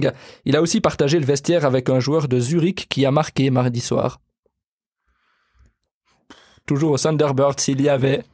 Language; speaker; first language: French; native; French